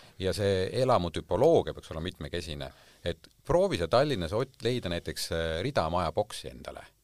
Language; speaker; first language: Estonian; native; Estonian